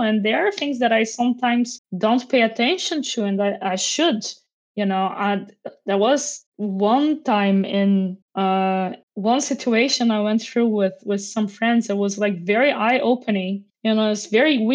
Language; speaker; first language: English; non-native, fluent; Portuguese